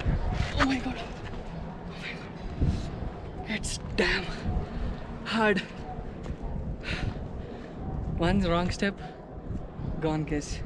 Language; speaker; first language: English; non-native, local second language; Telugu